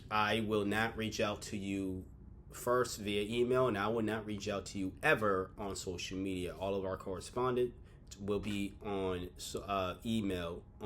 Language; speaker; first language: English; native; English